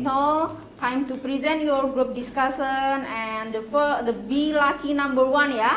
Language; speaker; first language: English; non-native, fluent; Indonesian